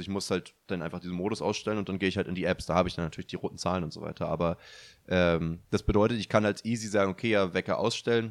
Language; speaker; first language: German; native; German